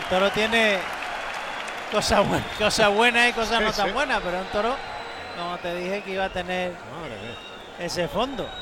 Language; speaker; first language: Spanish; native; Spanish